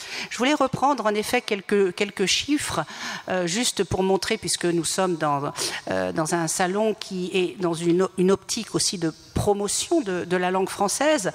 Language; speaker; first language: French; native; French